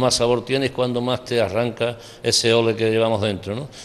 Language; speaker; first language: Spanish; native; Spanish